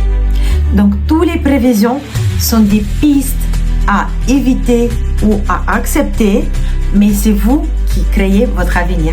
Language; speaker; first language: French; non-native, fluent; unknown